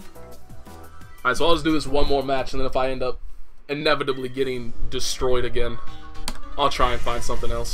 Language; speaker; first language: English; native; English